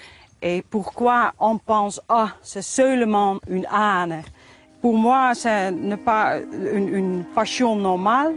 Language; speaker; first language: French; non-native, learner; Dutch